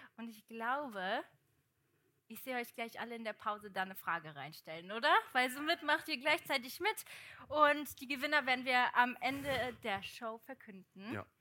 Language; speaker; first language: German; early bilingual, other home language; Portuguese